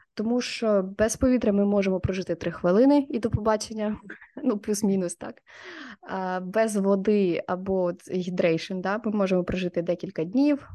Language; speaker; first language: Ukrainian; non-native, local second language; Russian